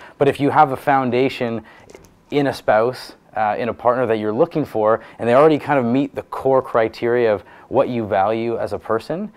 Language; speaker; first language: English; native; English